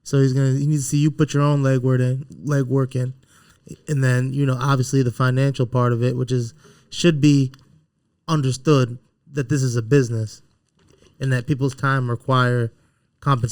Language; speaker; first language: English; native; English